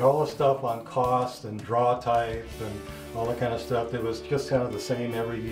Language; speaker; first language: English; native; English